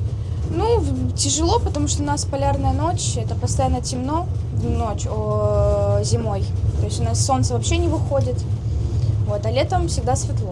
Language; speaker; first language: Russian; native; Russian